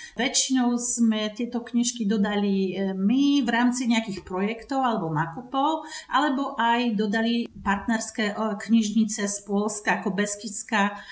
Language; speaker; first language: Slovak; non-native, fluent; Polish